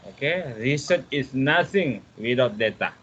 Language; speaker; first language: English; non-native, fluent; Malay